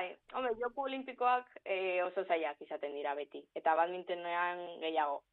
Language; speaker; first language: Basque; non-native, local second language; Spanish